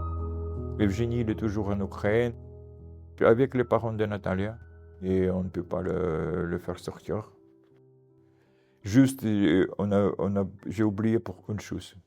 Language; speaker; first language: French; non-native, fluent; Russian